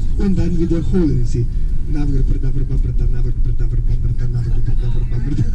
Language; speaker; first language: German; non-native, fluent; Croatian